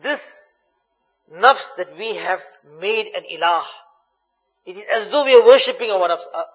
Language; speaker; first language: English; native; English